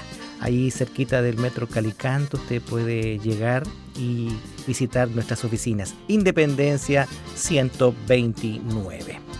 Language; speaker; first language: Spanish; native; Spanish